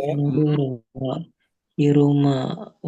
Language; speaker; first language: Japanese; non-native, learner; Indonesian